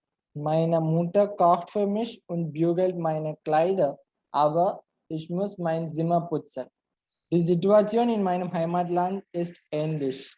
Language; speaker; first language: German; non-native, learner; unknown